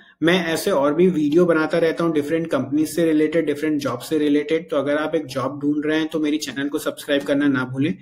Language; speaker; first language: Hindi; native; Hindi